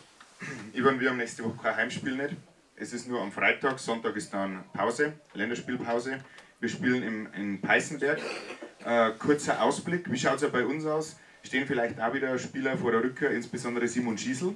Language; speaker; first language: German; native; German